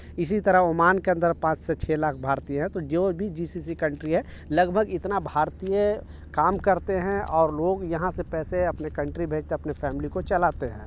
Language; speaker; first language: Hindi; native; Hindi